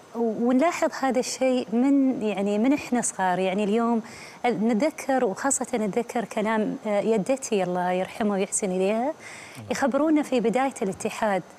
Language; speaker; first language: Arabic; native; Arabic